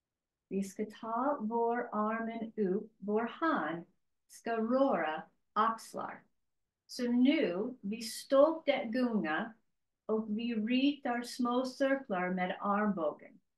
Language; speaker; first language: Swedish; non-native, learner; English